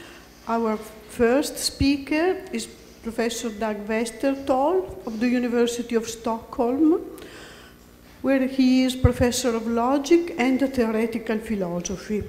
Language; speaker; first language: English; non-native, fluent; Italian